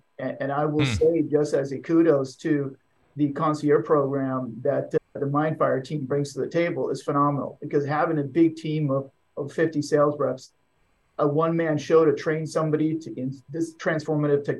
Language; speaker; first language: English; non-native, fluent; Swedish